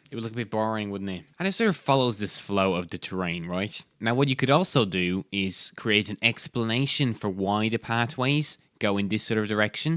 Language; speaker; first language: English; native; English